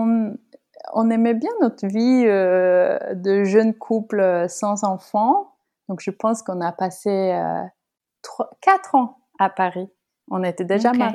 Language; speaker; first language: French; non-native, fluent; Norwegian